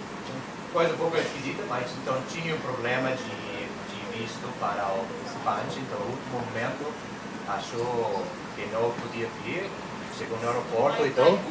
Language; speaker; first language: Portuguese; non-native, fluent; English